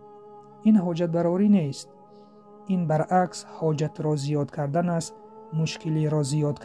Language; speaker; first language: Persian; native; Persian